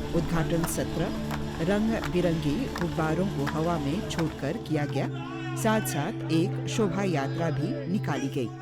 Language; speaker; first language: Hindi; non-native, local second language; Morisyen